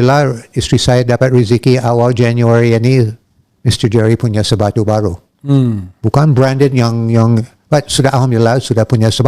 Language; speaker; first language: Indonesian; non-native, learner; English